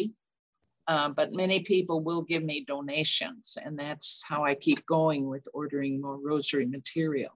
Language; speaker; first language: English; native; English